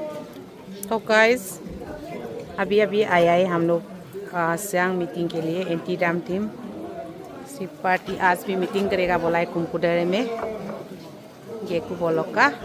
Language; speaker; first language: Hindi; non-native, local second language; Adi